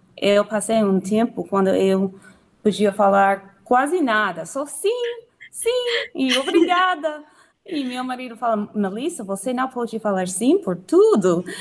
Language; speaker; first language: Portuguese; non-native, fluent; English